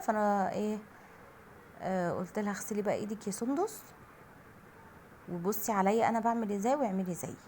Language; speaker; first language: Arabic; native; Arabic